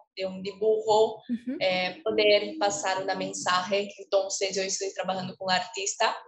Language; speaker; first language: Spanish; non-native, learner; Portuguese